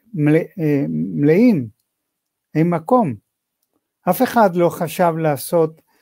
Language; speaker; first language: Hebrew; non-native, fluent; Spanish